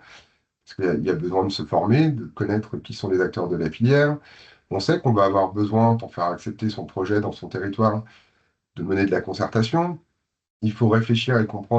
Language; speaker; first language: French; native; French